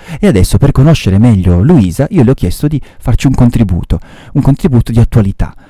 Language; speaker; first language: Italian; native; Italian